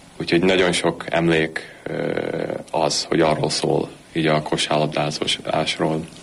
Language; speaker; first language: Hungarian; early bilingual, heritage; Hungarian